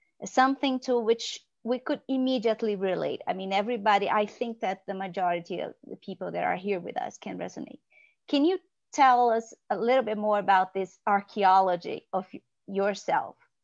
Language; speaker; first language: English; non-native, fluent; Portuguese